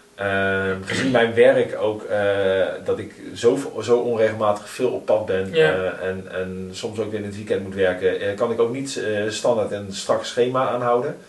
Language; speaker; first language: Dutch; native; Dutch